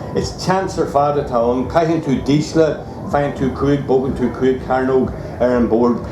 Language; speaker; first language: Irish; non-native, local second language; English